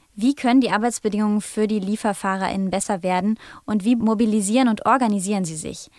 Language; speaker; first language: German; native; German